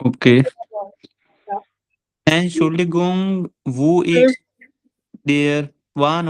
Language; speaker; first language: German; non-native, learner; Hindi